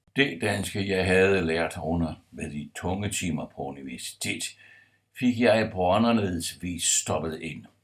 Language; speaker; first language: Danish; non-native, fluent; Italian